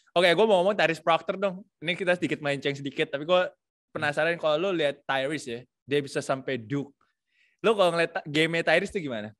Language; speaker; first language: Indonesian; native; Indonesian